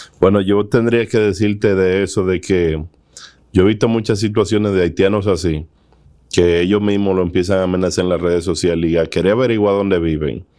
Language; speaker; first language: Spanish; native; Spanish